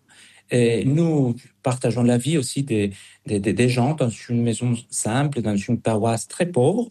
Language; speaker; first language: French; non-native, fluent; Spanish